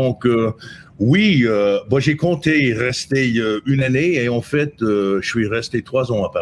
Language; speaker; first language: French; non-native, fluent; English